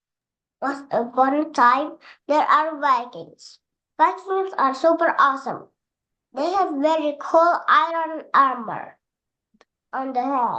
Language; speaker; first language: English; non-native, learner; Indonesian